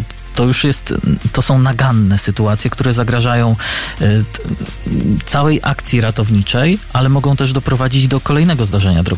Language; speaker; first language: Polish; native; Polish